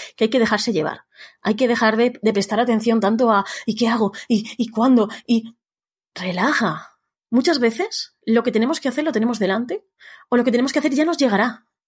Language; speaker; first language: Spanish; native; Spanish